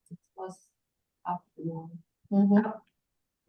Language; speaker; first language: English; non-native, learner; German